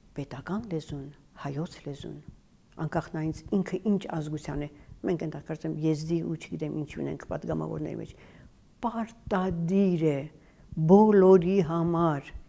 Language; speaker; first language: Armenian; native; Armenian